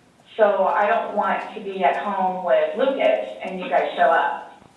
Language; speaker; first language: English; native; English